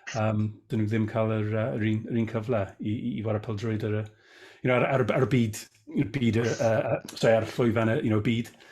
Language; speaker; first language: Welsh; non-native, local second language; English